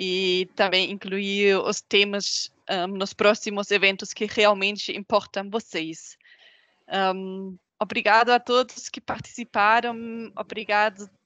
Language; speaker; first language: Portuguese; non-native, fluent; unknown